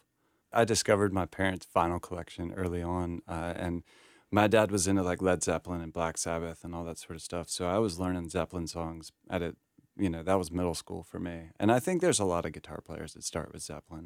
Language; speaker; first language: English; native; English